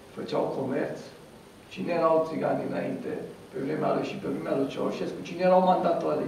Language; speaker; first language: Romanian; non-native, local second language; Romany